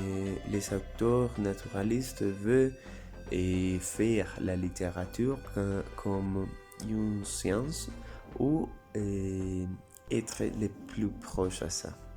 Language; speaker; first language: French; non-native, learner; Spanish